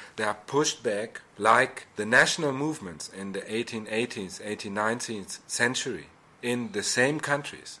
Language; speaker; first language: English; non-native, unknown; German